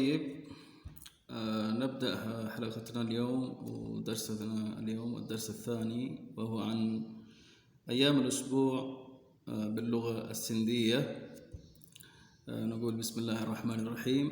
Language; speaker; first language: Arabic; non-native, fluent; Sindhi